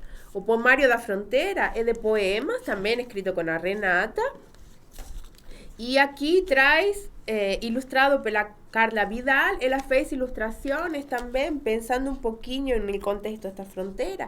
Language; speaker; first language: Portuguese; non-native, fluent; Spanish